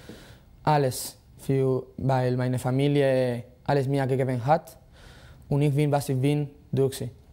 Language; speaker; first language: German; non-native, learner; Spanish